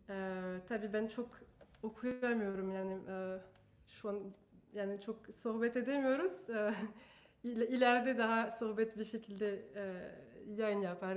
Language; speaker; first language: Turkish; non-native, fluent; French